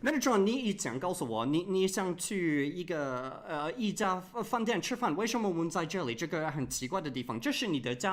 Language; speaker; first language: Chinese; non-native, fluent; English